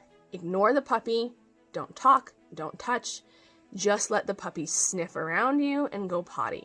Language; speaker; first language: English; native; English